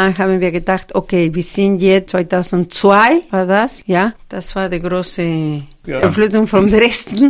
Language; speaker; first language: German; non-native, fluent; Spanish